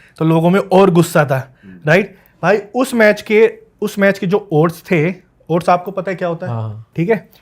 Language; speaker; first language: Hindi; native; Hindi